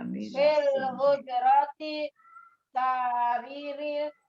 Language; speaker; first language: Arabic; non-native, learner; Indonesian